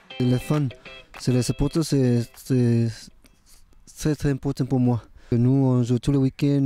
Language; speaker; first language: French; non-native, learner; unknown